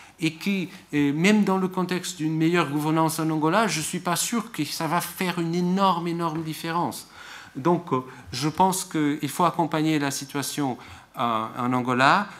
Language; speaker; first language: French; non-native, fluent; Portuguese